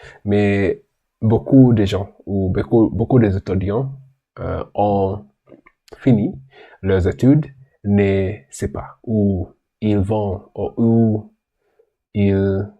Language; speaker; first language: French; non-native, learner; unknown